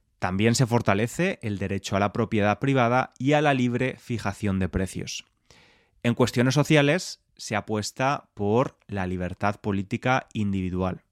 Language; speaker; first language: Spanish; native; Spanish